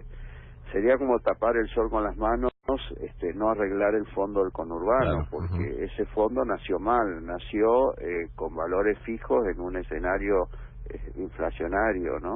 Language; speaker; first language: Spanish; native; Spanish